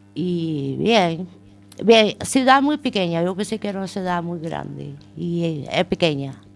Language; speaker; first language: Spanish; non-native, learner; Portuguese